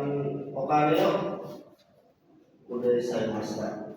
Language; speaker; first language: Japanese; non-native, learner; Indonesian